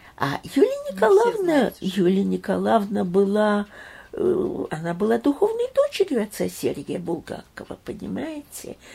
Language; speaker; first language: Russian; early bilingual, heritage; Russian